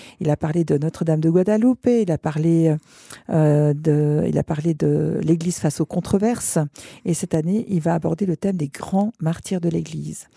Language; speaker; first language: French; native; French